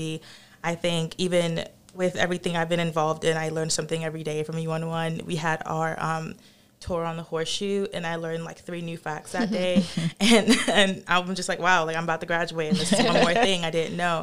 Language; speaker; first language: English; non-native, local second language; Yoruba